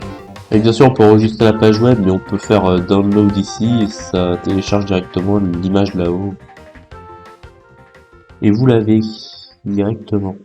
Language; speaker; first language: French; native; French